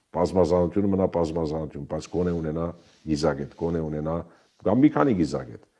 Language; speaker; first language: Armenian; early bilingual, heritage; Armenian